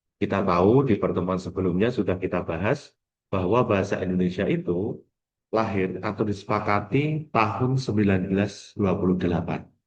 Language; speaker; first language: Indonesian; non-native, local second language; Javanese